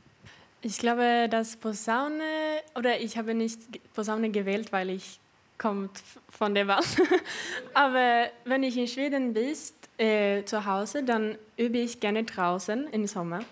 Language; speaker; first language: German; non-native, learner; Swedish